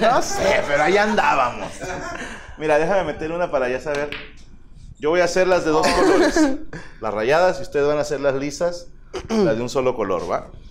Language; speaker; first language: Spanish; native; Spanish